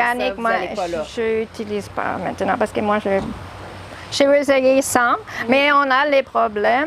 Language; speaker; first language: French; non-native, learner; German